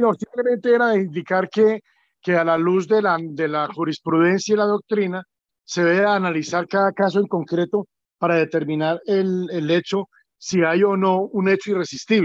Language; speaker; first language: Spanish; native; Spanish